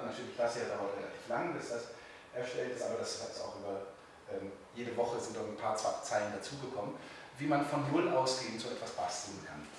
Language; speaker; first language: German; native; German